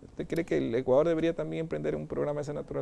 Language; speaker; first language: Spanish; native; Spanish